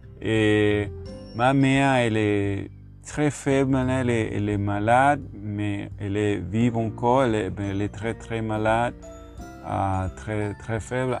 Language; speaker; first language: French; non-native, learner; Spanish